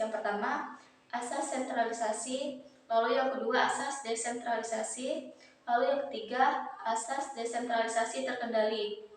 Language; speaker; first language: Indonesian; native; Indonesian